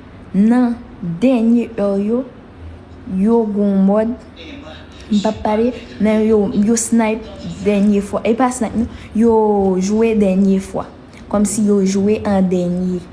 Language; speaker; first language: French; non-native, learner; Haitian Creole